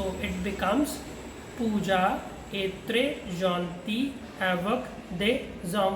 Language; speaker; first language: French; non-native, learner; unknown